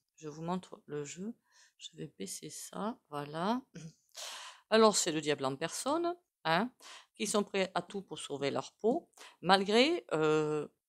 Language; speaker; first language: French; native; French